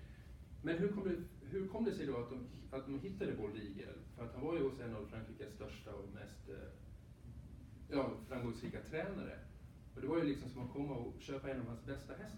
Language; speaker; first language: Swedish; native; Swedish